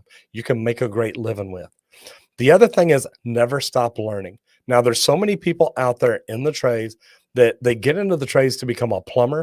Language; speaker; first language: English; native; English